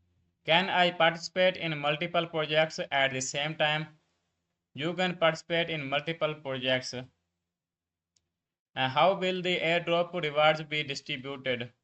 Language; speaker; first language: English; non-native, learner; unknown